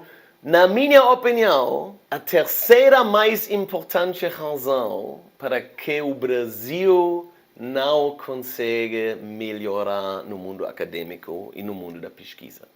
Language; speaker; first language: Portuguese; non-native, fluent; German